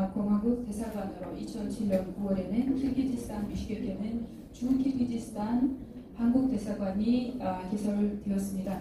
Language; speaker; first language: Korean; non-native, fluent; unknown